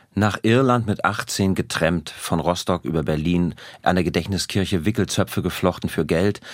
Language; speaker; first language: German; native; German